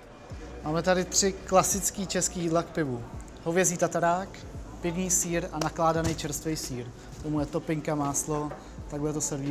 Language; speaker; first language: Czech; native; Czech